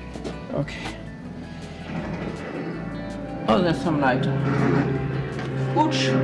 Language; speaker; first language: English; non-native, learner; French